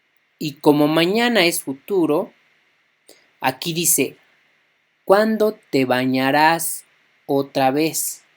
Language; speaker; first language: Spanish; non-native, local second language; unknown